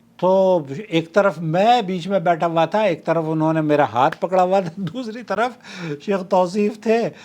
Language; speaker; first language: Urdu; native; Urdu